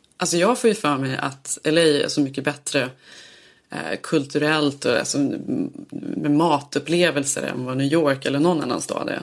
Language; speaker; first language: Swedish; native; Swedish